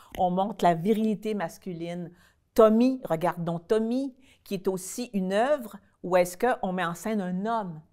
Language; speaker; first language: French; native; French